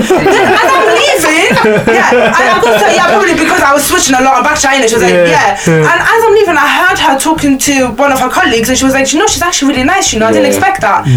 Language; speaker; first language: English; native; English